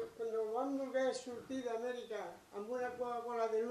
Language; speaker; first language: Catalan; non-native, local second language; Spanish